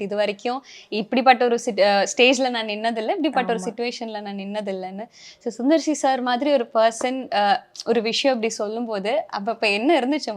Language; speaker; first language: Tamil; native; Tamil